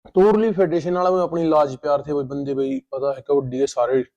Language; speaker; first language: Hindi; non-native, local second language; Punjabi